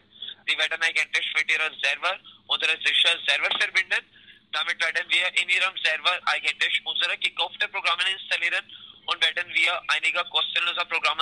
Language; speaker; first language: German; non-native, learner; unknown